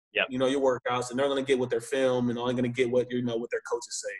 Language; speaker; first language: English; native; English